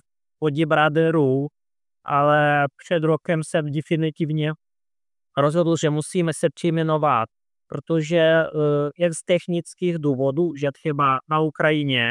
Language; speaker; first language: Czech; non-native, fluent; Russian